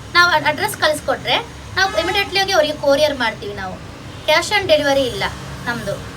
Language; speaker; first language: Kannada; non-native, local second language; Tulu